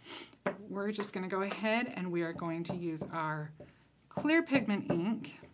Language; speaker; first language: English; native; English